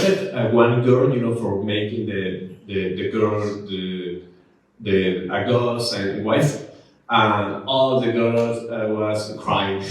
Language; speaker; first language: English; non-native, learner; Spanish